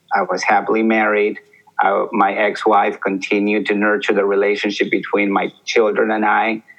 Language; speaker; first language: English; early bilingual, other home language; Spanish